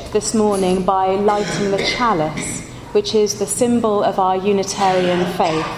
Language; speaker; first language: English; native; English